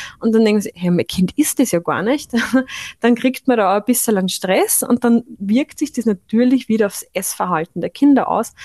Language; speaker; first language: German; native; German